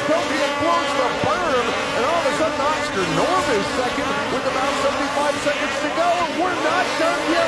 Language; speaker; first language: English; native; English